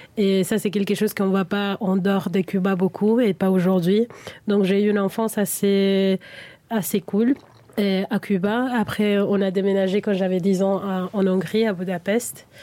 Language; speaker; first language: French; non-native, fluent; Spanish